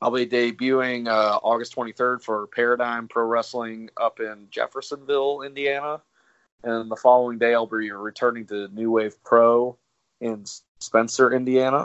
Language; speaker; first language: English; native; English